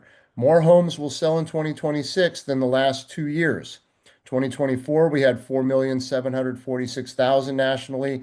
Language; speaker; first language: English; native; English